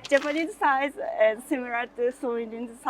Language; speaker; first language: English; non-native, learner; Japanese